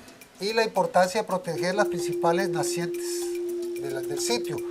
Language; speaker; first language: Spanish; native; Spanish